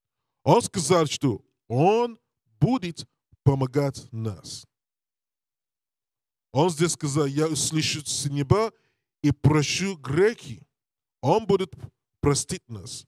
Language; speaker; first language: Russian; non-native, learner; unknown